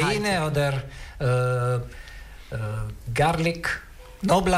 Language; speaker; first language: German; non-native, learner; Italian